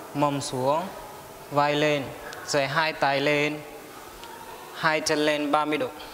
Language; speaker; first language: Vietnamese; non-native, learner; Hindi